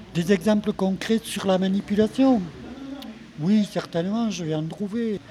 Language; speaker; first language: French; native; French